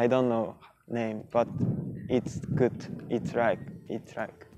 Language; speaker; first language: English; non-native, learner; Japanese